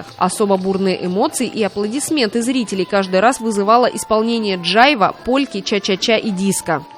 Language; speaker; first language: Russian; native; Russian